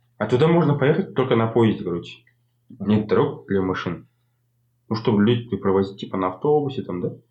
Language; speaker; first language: Russian; non-native, local second language; Kazakh